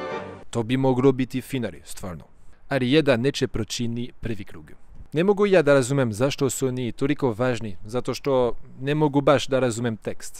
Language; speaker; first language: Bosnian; non-native, fluent; French